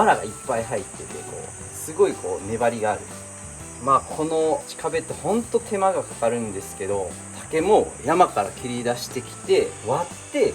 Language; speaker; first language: Japanese; native; Japanese